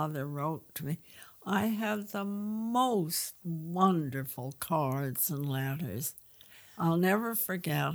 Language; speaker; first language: English; native; English